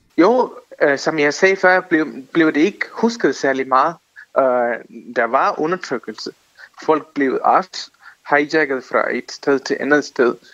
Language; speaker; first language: Danish; non-native, fluent; Tamil